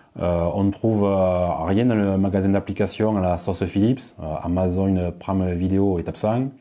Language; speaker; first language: French; native; French